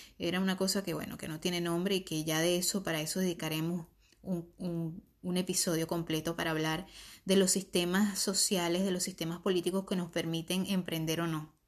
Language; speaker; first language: Spanish; native; Spanish